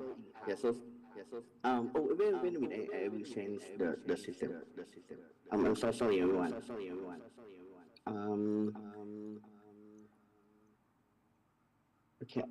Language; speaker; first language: English; non-native, learner; Thai